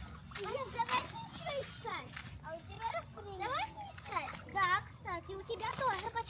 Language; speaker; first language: Russian; native; Russian